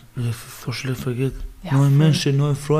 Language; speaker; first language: German; non-native, learner; Baluchi